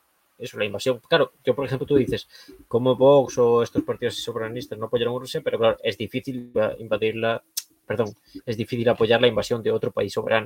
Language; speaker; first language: Spanish; native; Spanish